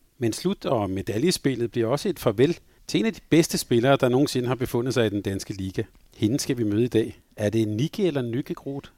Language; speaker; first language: Danish; native; Danish